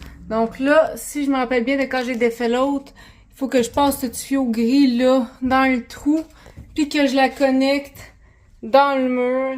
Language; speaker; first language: French; native; French